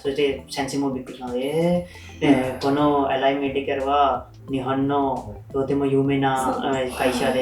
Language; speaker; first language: Japanese; non-native, learner; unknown